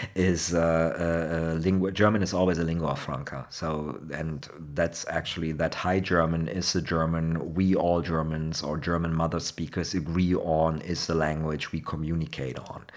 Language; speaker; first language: English; non-native, fluent; German